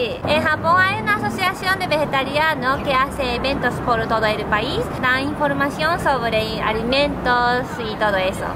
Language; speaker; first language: Spanish; non-native, learner; Japanese